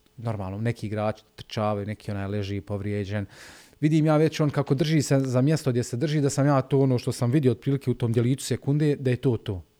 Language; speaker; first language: Bosnian; native; Bosnian